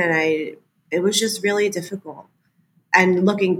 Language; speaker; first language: English; native; English